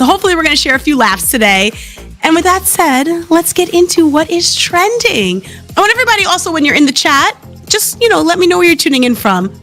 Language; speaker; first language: English; native; English